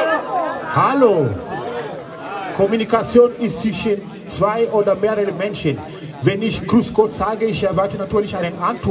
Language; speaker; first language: German; non-native, fluent; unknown